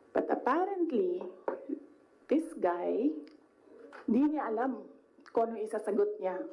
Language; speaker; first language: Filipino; native; Filipino